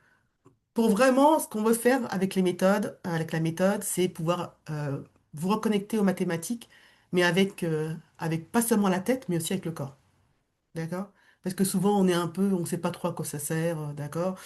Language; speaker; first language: French; native; French